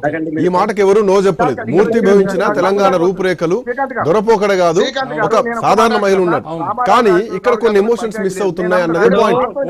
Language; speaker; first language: Telugu; native; Telugu